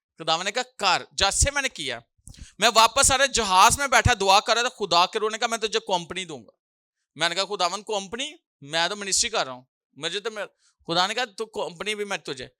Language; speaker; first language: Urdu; non-native, local second language; Punjabi